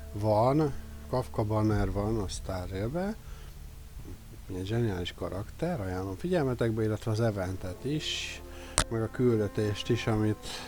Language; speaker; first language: Hungarian; native; Hungarian